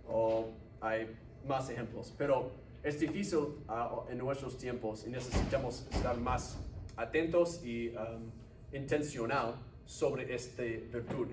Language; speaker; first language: Spanish; non-native, fluent; English